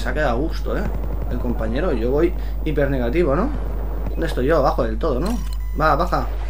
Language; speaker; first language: Spanish; native; Spanish